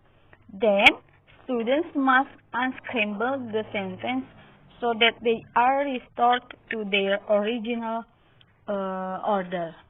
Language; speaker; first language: English; non-native, learner; Indonesian